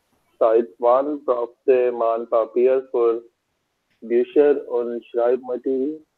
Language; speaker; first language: German; non-native, learner; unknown